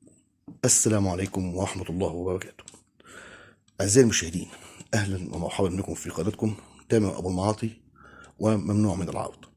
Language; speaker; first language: Arabic; native; Arabic